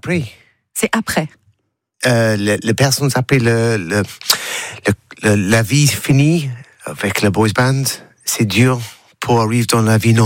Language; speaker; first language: French; non-native, learner; English